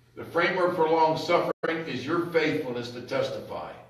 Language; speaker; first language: English; native; English